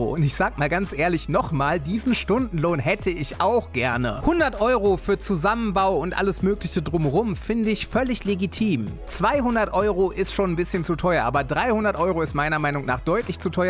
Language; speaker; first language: German; native; German